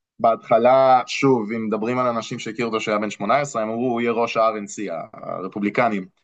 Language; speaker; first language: Hebrew; non-native, fluent; English